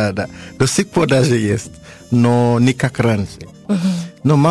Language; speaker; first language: Russian; non-native, learner; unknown